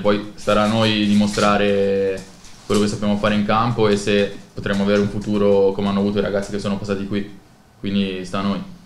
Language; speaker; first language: Italian; native; Italian